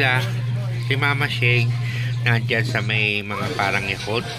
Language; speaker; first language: Filipino; native; Filipino